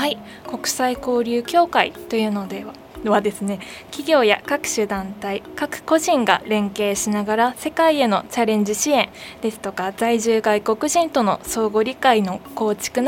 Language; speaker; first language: Japanese; native; Japanese